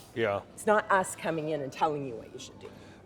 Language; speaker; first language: English; native; English